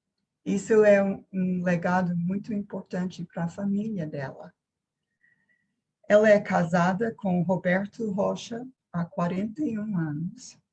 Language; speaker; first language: Portuguese; non-native, fluent; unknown